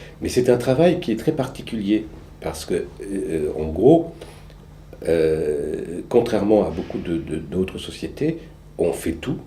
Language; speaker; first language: French; early bilingual, other home language; Romanian